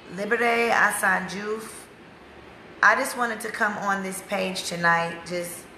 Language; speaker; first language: English; native; English